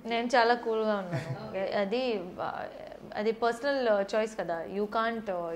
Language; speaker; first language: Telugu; non-native, learner; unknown